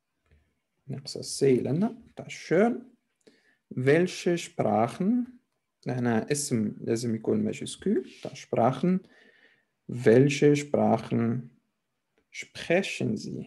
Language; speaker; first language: German; non-native, fluent; Arabic